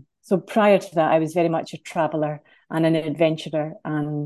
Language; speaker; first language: English; native; English